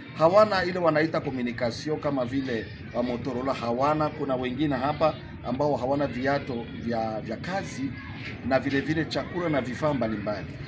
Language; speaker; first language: Swahili; native; Swahili